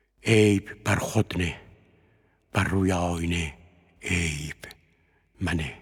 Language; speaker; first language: Persian; native; Persian